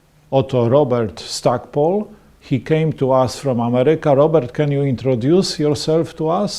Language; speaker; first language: English; non-native, fluent; Polish